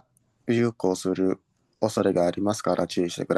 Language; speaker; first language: Japanese; non-native, learner; Indonesian